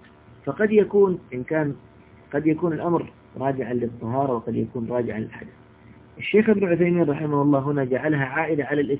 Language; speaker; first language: Arabic; native; Arabic